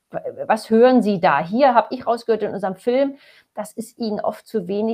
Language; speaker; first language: German; native; German